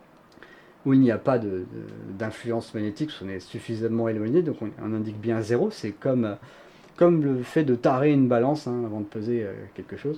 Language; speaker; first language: French; native; French